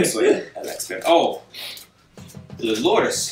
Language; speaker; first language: Spanish; non-native, learner; English